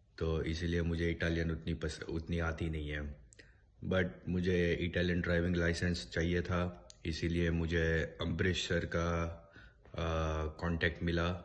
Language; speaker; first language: Hindi; native; Hindi